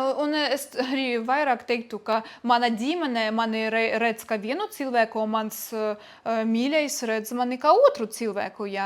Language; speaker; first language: Latvian; non-native, local second language; Russian